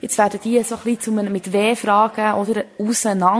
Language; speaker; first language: German; native; German